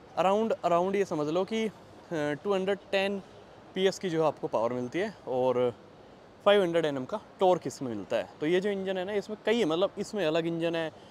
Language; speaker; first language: Hindi; native; Hindi